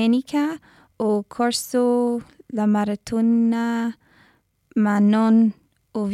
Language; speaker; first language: Italian; non-native, learner; English